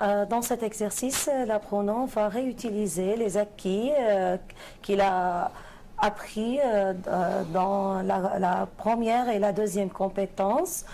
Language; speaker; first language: French; non-native, fluent; Arabic